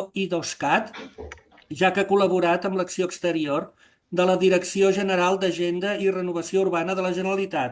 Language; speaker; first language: Catalan; native; Catalan